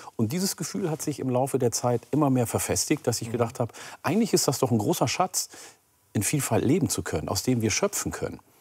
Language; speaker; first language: German; early bilingual, other home language; Oromo